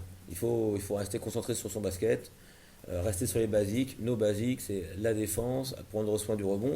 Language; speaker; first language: French; native; French